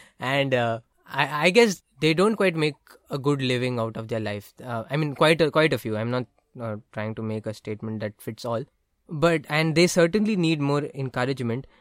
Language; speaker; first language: English; non-native, local second language; Marathi